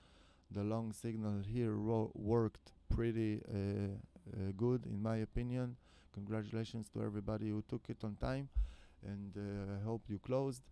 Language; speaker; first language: English; non-native, fluent; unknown